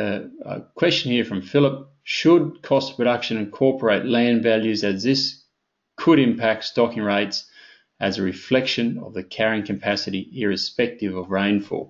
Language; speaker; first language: English; native; English